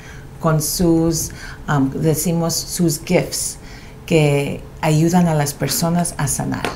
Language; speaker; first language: Spanish; early bilingual, heritage; Spanish